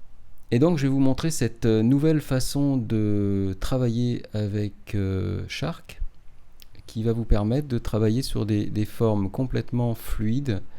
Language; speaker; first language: French; native; French